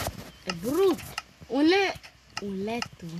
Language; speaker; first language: Italian; early bilingual, other home language; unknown